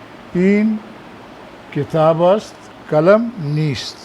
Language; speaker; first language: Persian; non-native, fluent; Urdu